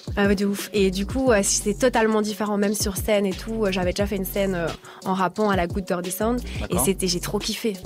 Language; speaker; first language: French; native; French